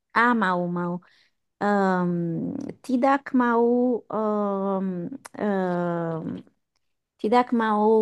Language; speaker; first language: Indonesian; non-native, learner; English